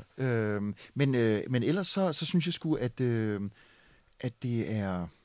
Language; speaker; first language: Danish; native; Danish